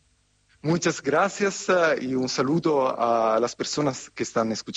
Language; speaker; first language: Spanish; non-native, fluent; Italian